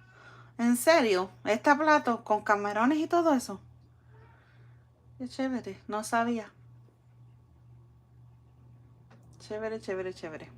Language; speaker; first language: Spanish; early bilingual, heritage; Spanish